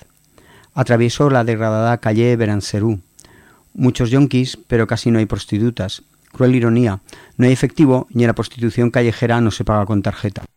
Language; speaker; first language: Spanish; native; Spanish